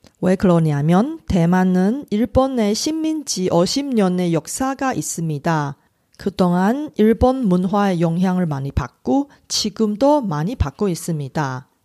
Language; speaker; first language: Korean; non-native, fluent; Chinese